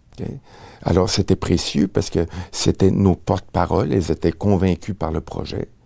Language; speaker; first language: French; native; French